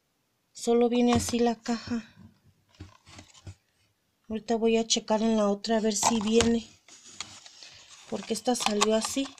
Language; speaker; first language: Spanish; native; Spanish